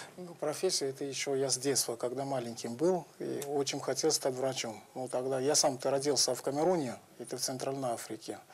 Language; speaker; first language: Russian; non-native, fluent; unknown